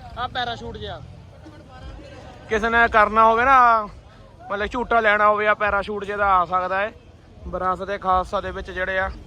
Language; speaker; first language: Punjabi; native; Punjabi